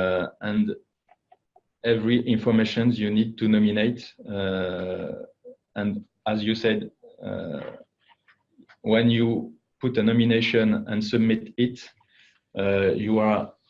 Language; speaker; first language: English; non-native, fluent; French